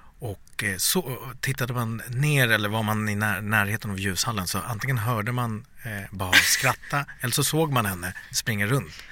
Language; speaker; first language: Swedish; early bilingual, other home language; Bangla